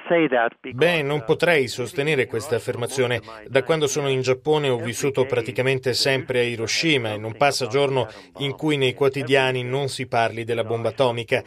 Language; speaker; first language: Italian; non-native, fluent; English